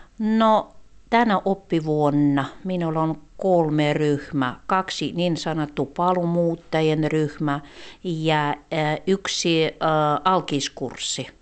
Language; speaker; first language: Finnish; non-native, fluent; Russian